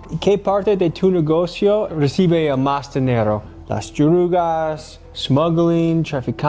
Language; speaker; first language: Spanish; non-native, learner; English